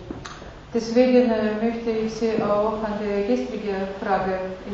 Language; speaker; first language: German; non-native, fluent; Russian